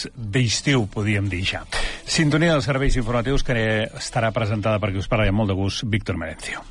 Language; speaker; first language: Catalan; native; Catalan